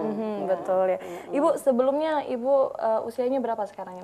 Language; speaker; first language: Indonesian; native; Indonesian